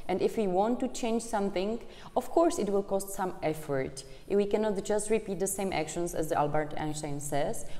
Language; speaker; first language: English; non-native, fluent; Czech